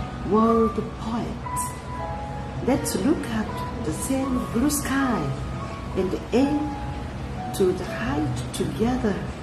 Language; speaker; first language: English; non-native, learner; Japanese